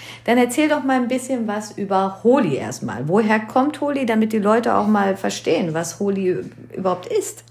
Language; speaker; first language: German; early bilingual, other home language; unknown